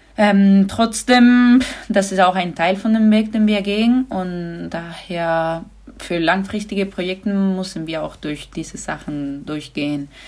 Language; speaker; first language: German; non-native, fluent; Spanish